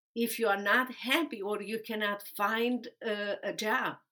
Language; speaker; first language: English; non-native, fluent; Romanian